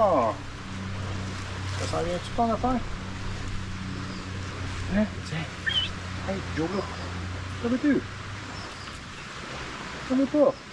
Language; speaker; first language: French; native; French